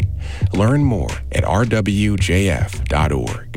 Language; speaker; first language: English; native; English